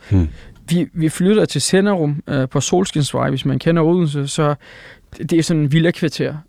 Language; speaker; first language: Danish; early bilingual, other home language; Turkish